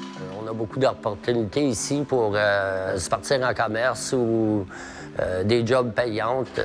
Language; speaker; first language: French; native; French